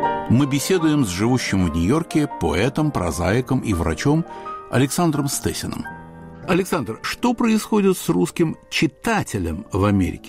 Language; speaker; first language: Russian; native; Russian